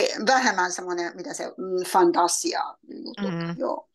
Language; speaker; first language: Finnish; non-native, learner; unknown